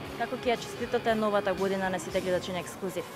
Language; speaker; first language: Macedonian; native; Macedonian